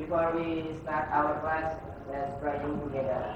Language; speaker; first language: English; non-native, learner; Indonesian